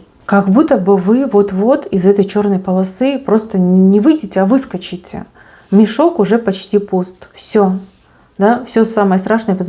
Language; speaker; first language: Russian; native; Russian